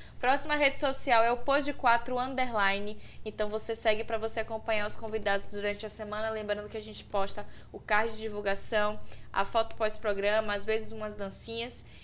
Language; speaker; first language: Portuguese; native; Portuguese